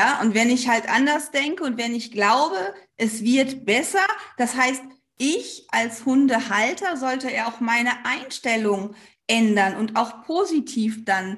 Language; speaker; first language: German; native; German